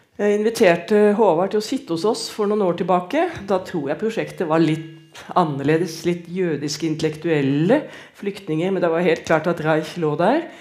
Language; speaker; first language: Norwegian; native; Norwegian